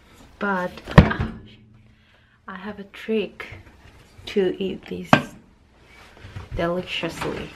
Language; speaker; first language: English; non-native, fluent; Japanese